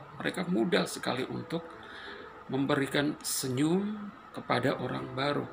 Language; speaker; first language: Indonesian; non-native, fluent; Persian